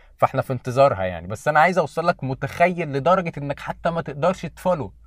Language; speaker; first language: Arabic; native; Arabic